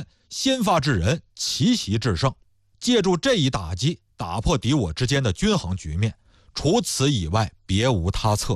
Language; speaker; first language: Chinese; native; Chinese